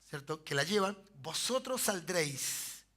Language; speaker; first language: Spanish; native; Spanish